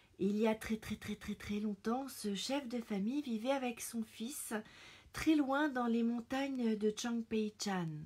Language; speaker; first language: French; native; French